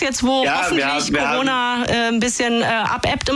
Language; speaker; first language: German; native; German